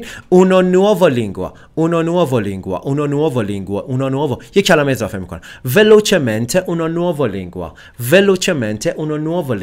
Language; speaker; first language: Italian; non-native, learner; Persian